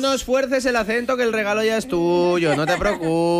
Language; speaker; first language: Spanish; native; Spanish